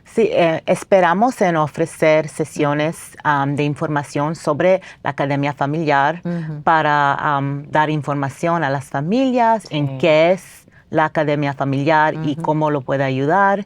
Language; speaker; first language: Spanish; non-native, fluent; English